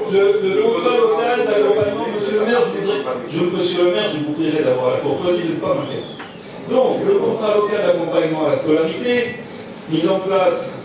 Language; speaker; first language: French; native; French